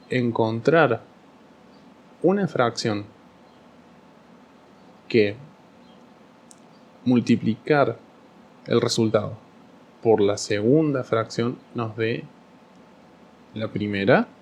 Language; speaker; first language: Spanish; native; Spanish